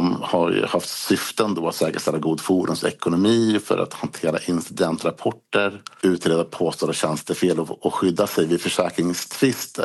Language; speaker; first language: Swedish; native; Swedish